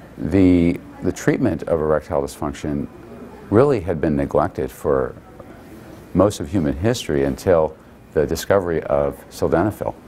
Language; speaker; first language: English; native; English